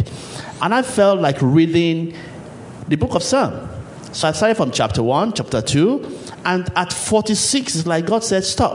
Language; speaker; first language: English; non-native, local second language; Yoruba